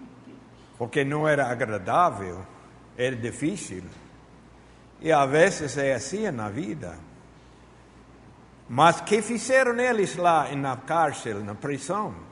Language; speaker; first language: Portuguese; non-native, fluent; Spanish